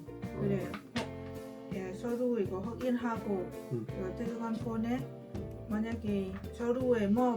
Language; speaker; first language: Korean; non-native, learner; Lao